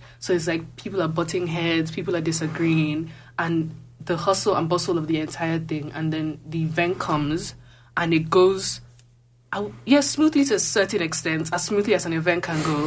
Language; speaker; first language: English; non-native, local second language; Igbo